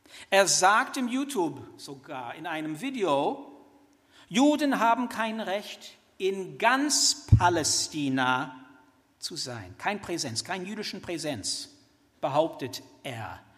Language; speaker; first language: German; non-native, fluent; English